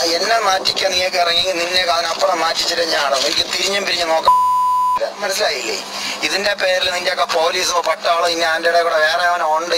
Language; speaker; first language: Malayalam; native; Malayalam